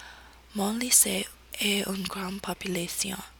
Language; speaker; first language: French; non-native, learner; English